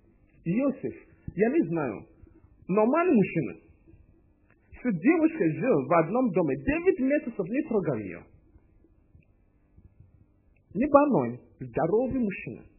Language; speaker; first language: Russian; non-native, learner; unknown